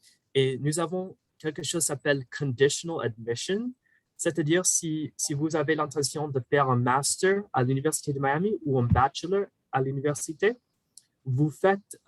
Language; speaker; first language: French; non-native, fluent; English